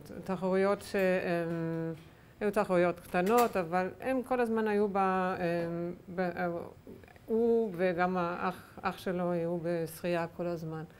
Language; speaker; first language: Hebrew; non-native, fluent; German